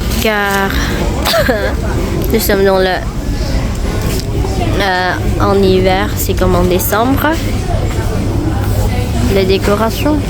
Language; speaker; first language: French; non-native, learner; Indonesian